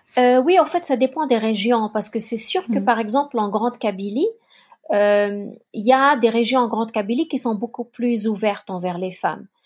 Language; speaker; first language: French; non-native, local second language; Kabyle